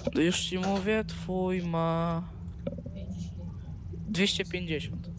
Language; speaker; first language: Polish; native; Polish